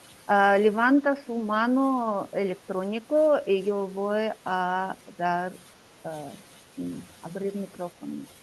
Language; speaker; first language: Spanish; non-native, learner; Russian